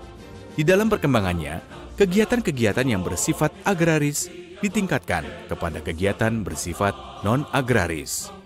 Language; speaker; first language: Indonesian; native; Indonesian